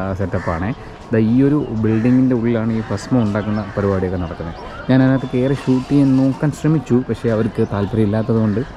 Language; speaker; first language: Malayalam; native; Malayalam